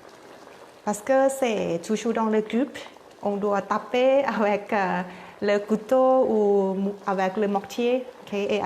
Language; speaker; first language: French; non-native, learner; Thai